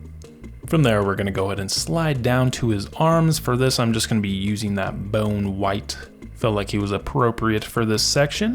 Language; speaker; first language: English; native; English